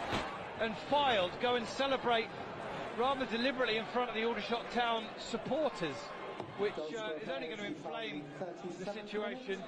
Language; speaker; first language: English; native; English